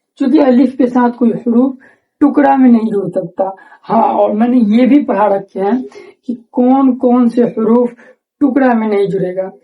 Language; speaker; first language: Urdu; native; Urdu